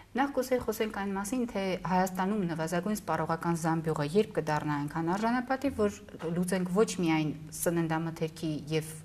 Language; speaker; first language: Armenian; native; Armenian